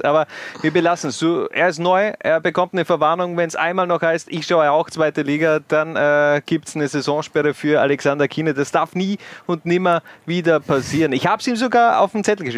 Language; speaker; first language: German; native; German